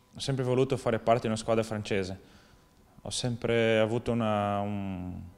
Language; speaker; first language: Italian; non-native, fluent; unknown